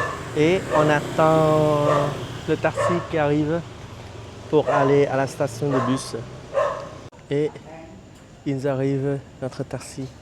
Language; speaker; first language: French; non-native, fluent; Vietnamese